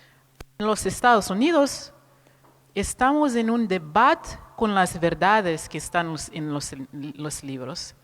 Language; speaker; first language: Spanish; non-native, fluent; Portuguese